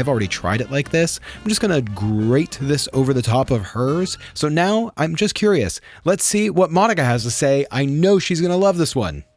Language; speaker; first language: English; native; English